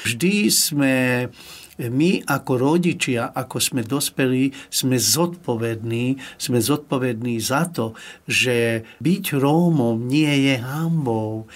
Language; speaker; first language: Slovak; non-native, local second language; Hungarian